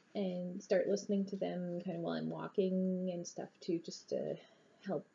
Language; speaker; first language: English; native; English